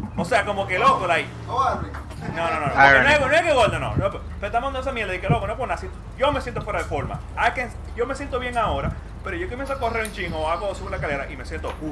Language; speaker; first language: Spanish; native; Spanish